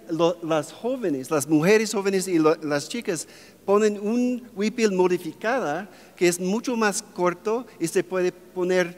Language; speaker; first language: Spanish; non-native, fluent; English